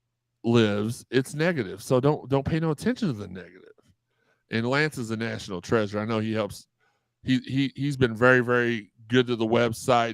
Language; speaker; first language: English; native; English